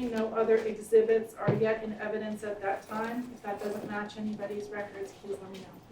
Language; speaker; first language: English; native; English